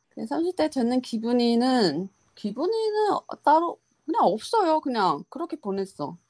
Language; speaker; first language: Korean; non-native, fluent; Chinese